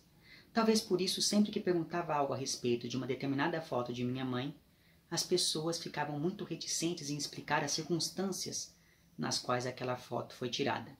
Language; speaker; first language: Portuguese; native; Portuguese